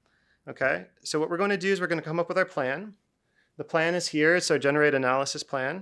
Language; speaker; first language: English; native; English